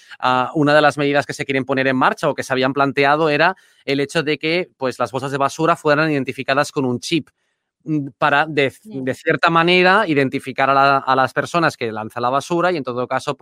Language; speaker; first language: Spanish; native; Spanish